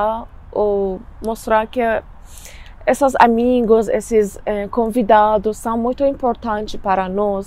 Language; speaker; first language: Portuguese; non-native, learner; Persian